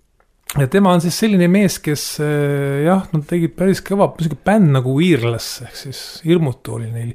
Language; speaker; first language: Estonian; native; Estonian